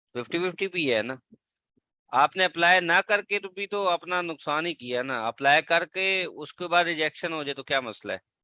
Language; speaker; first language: Urdu; native; Urdu